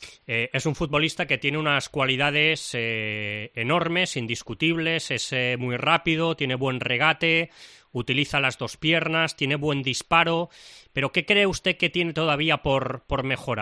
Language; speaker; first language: Spanish; native; Spanish